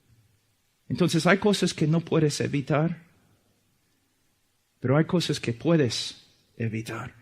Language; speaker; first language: Spanish; non-native, fluent; English